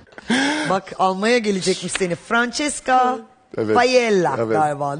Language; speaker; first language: Turkish; native; Turkish